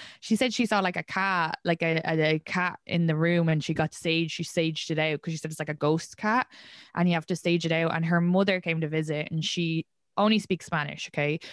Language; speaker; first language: English; native; English